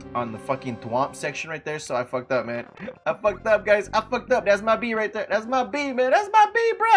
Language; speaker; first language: English; early bilingual, other home language; Spanish